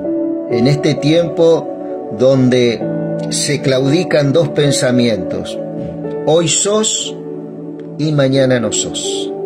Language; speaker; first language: Spanish; native; Spanish